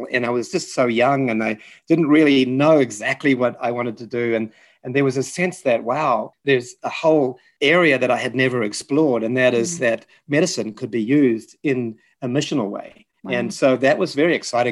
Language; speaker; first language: English; native; English